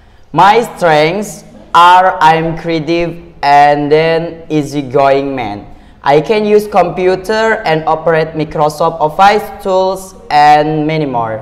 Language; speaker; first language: English; non-native, learner; Indonesian